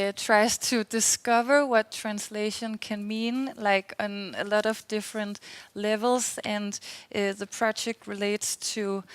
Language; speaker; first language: English; non-native, fluent; Danish